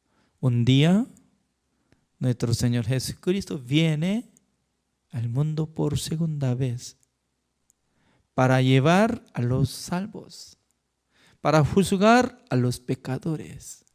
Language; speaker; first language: Spanish; non-native, learner; Korean